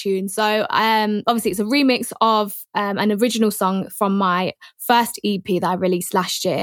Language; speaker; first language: English; native; English